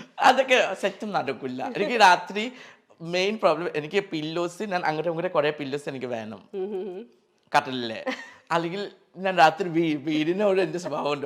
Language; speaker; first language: Malayalam; non-native, learner; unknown